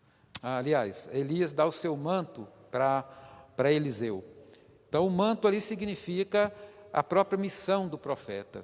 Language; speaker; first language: Portuguese; native; Portuguese